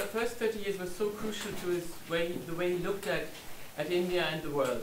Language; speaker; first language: English; non-native, fluent; German